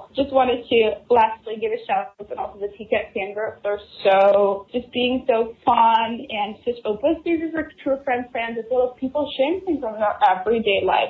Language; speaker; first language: English; non-native, fluent; Norwegian